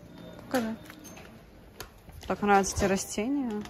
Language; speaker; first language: Russian; native; Russian